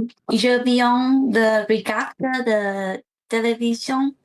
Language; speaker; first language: French; non-native, learner; Vietnamese